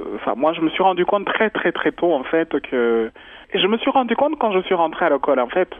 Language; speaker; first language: French; non-native, local second language; Kinyarwanda